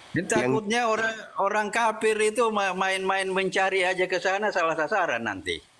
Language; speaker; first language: Indonesian; non-native, local second language; Buginese